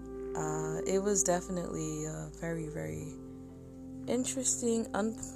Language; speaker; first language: English; non-native, local second language; Yoruba